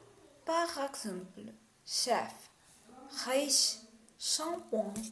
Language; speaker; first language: French; non-native, learner; Spanish